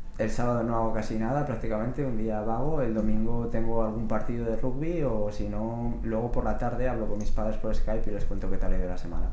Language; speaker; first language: Spanish; native; Spanish